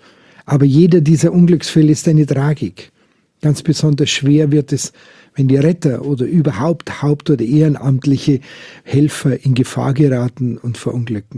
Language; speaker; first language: German; native; German